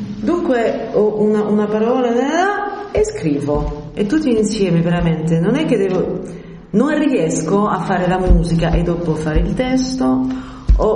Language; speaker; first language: Italian; early bilingual, heritage; French